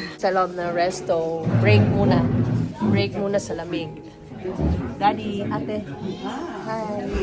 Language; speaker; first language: Filipino; native; Filipino